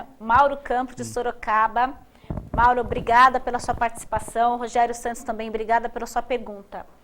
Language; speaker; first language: Portuguese; native; Portuguese